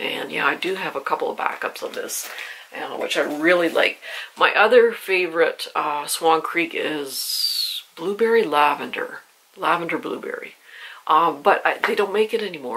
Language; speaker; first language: English; native; English